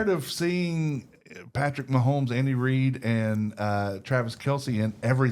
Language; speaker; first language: English; native; English